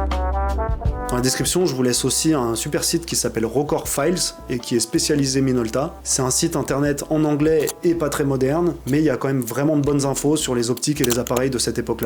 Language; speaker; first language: French; native; French